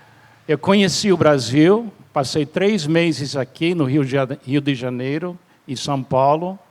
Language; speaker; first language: Portuguese; non-native, fluent; English